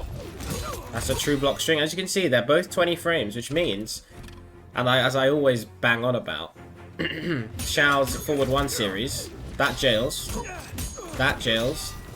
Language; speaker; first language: English; native; English